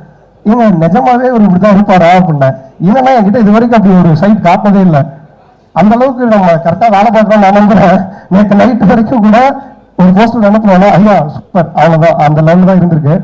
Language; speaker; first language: Tamil; native; Tamil